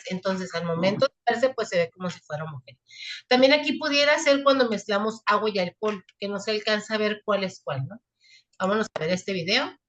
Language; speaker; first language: Spanish; native; Spanish